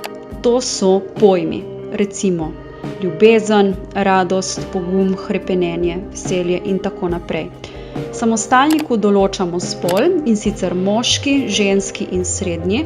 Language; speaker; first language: Slovenian; native; Slovenian